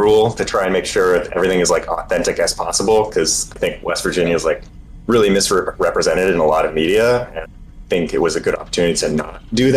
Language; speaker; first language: English; native; English